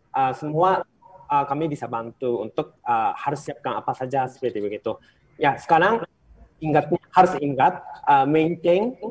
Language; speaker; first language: Indonesian; non-native, fluent; Japanese